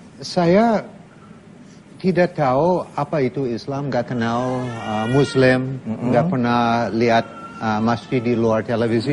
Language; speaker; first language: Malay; non-native, fluent; English